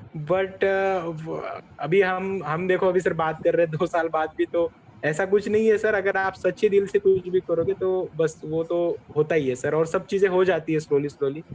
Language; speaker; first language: Hindi; non-native, local second language; Marathi